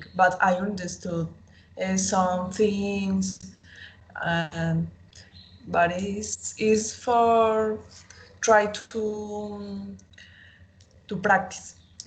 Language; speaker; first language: English; non-native, learner; Spanish